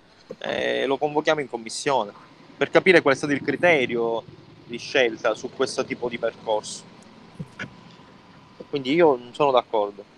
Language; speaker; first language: Italian; native; Italian